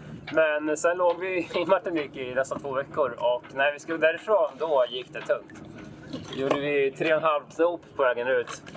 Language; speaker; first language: Swedish; native; Swedish